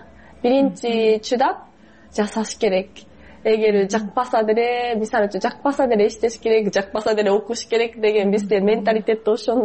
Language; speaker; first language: Kyrgyz; non-native, fluent; Japanese